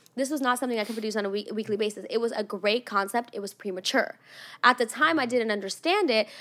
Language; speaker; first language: English; non-native, fluent; Russian